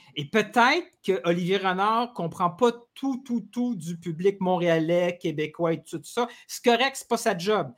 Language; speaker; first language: French; native; French